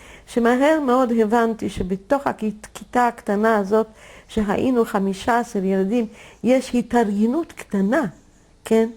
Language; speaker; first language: Hebrew; non-native, fluent; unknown